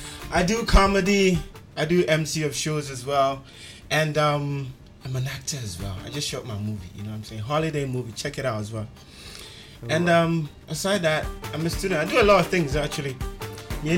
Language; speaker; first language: English; non-native, local second language; Akan